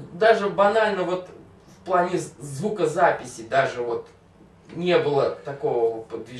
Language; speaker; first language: Russian; native; Russian